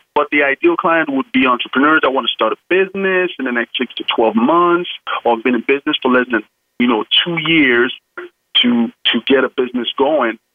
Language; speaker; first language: English; non-native, local second language; Yoruba